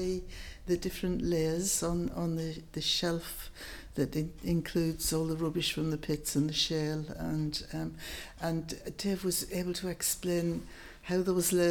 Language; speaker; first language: English; native; English